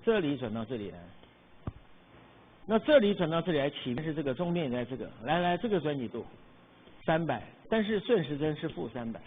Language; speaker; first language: Chinese; native; Chinese